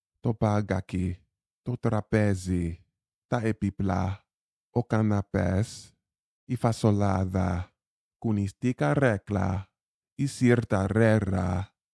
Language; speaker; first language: Greek; non-native, learner; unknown